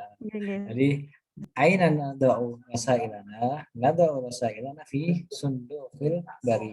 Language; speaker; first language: Arabic; non-native, fluent; Indonesian